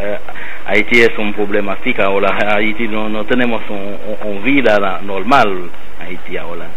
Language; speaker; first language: Spanish; non-native, learner; Haitian Creole